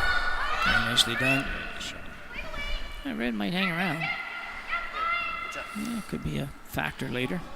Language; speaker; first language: English; native; English